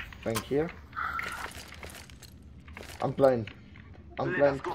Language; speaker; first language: English; non-native, learner; Polish